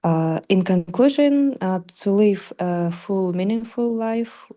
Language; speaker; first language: English; non-native, learner; Russian